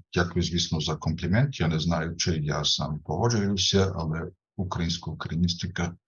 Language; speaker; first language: Ukrainian; non-native, fluent; German